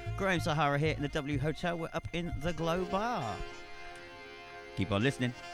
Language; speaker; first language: English; native; English